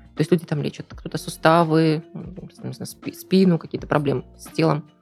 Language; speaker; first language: Russian; native; Russian